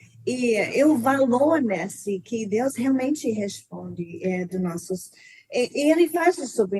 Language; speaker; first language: Portuguese; non-native, learner; English